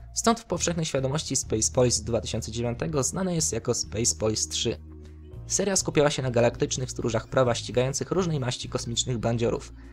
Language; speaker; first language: Polish; native; Polish